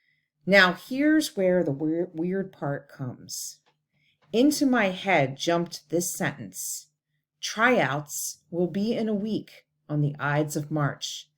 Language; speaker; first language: English; native; English